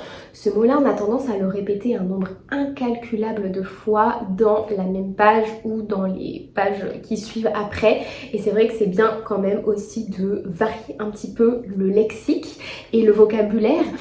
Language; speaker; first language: French; native; French